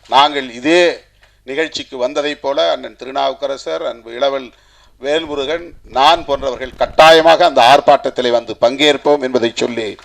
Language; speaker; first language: Tamil; native; Tamil